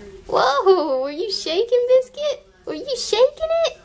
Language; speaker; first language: English; native; English